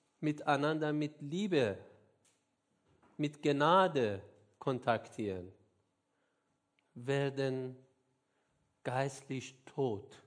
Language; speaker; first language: German; non-native, learner; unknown